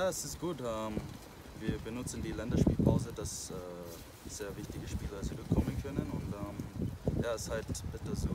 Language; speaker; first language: German; non-native, fluent; English